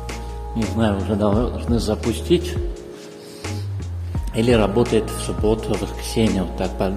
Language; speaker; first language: Russian; non-native, fluent; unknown